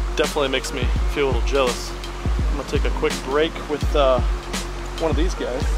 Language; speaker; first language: English; native; English